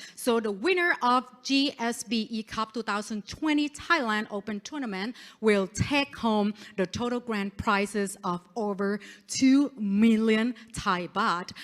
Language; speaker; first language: English; non-native, fluent; Thai